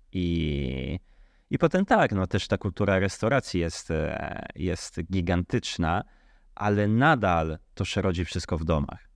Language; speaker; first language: Polish; early bilingual, heritage; Polish